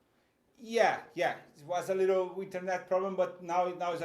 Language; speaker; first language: English; non-native, fluent; Portuguese